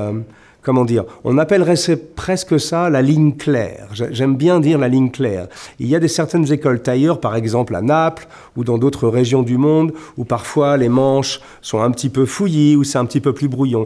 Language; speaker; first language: French; native; French